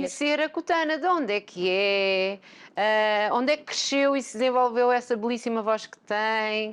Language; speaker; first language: Portuguese; native; Portuguese